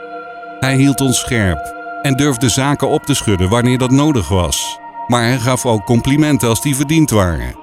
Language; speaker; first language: Dutch; native; Dutch